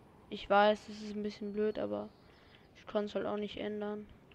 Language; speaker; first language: German; native; German